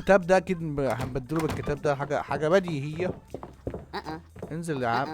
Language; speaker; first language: Arabic; native; Arabic